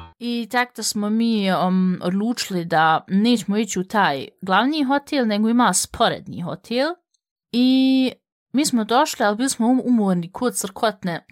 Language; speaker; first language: Bosnian; early bilingual, heritage; Bosnian